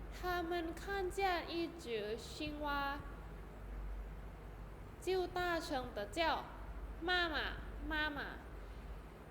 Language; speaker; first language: Chinese; non-native, fluent; Thai